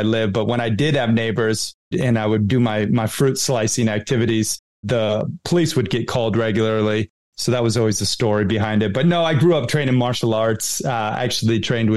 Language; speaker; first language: English; native; English